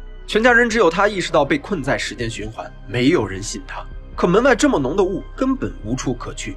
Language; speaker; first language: Chinese; native; Chinese